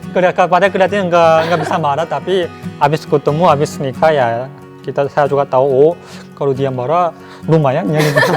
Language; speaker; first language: Indonesian; non-native, fluent; Korean